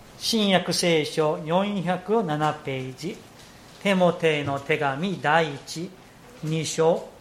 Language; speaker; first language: Japanese; non-native, fluent; Korean